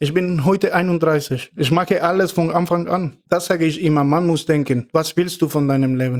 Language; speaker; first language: German; non-native, fluent; Spanish